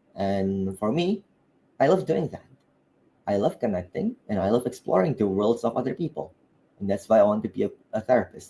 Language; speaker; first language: English; non-native, fluent; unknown